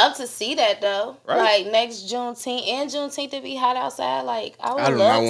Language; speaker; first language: English; native; English